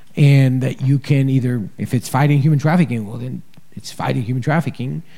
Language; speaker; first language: English; early bilingual, other home language; Spanish